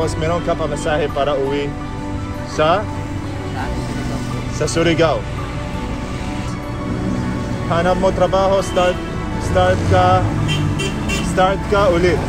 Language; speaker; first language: Filipino; non-native, learner; Arabic